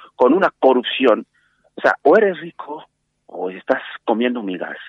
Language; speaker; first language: Spanish; non-native, fluent; French